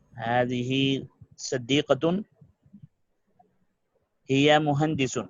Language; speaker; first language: Arabic; non-native, learner; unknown